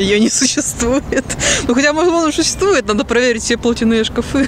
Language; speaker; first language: Russian; native; Russian